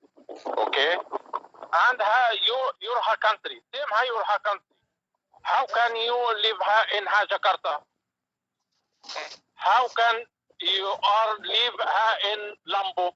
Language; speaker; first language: English; non-native, learner; Arabic